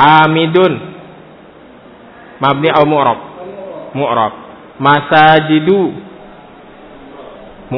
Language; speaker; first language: Arabic; non-native, fluent; Indonesian